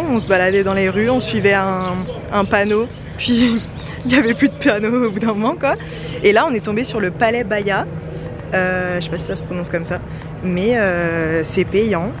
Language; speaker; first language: French; native; French